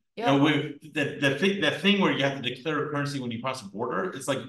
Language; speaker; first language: English; native; English